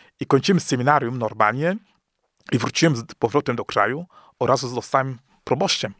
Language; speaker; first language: Polish; non-native, fluent; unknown